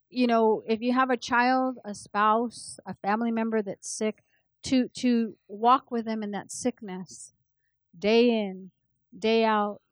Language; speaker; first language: English; early bilingual, other home language; Spanish